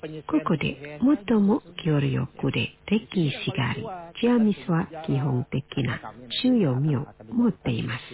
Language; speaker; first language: Japanese; non-native, fluent; Indonesian